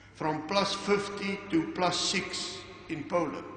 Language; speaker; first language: English; non-native, local second language; Afrikaans